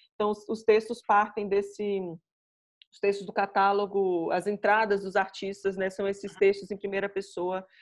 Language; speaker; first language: Portuguese; native; Portuguese